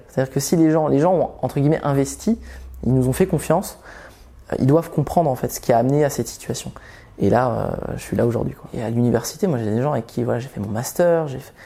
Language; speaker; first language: French; early bilingual, other home language; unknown